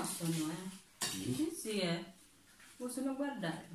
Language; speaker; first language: Italian; non-native, learner; Cebuano